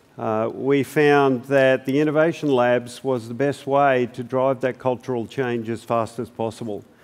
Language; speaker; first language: English; native; English